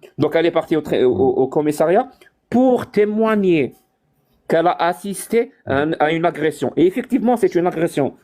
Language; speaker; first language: French; non-native, local second language; Arabic